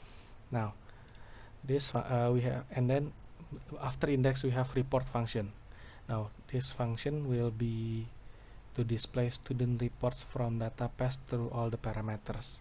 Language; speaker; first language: English; non-native, local second language; Indonesian